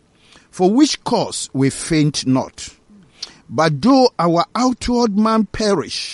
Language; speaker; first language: English; non-native, local second language; Akan